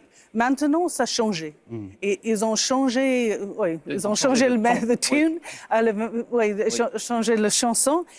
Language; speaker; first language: French; non-native, fluent; English